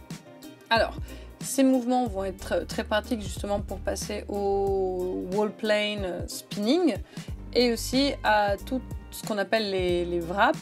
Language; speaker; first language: French; native; French